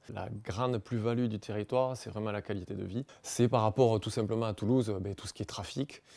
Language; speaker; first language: French; native; French